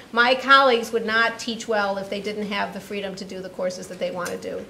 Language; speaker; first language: English; native; English